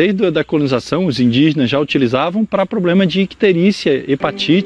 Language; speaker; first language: Portuguese; native; Portuguese